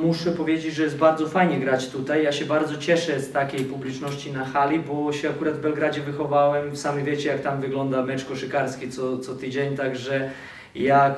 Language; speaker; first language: Polish; non-native, fluent; Serbian